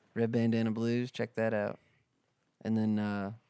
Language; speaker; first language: English; native; English